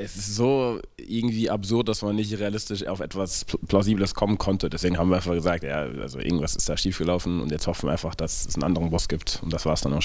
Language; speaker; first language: German; native; German